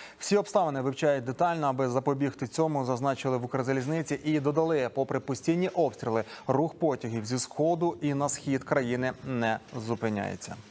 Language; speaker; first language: Ukrainian; native; Ukrainian